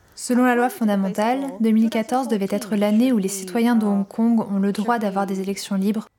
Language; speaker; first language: French; non-native, fluent; Cantonese